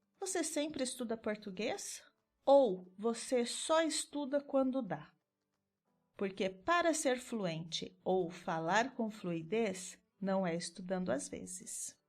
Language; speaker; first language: Portuguese; native; Portuguese